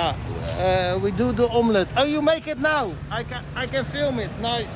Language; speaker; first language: English; non-native, learner; Dutch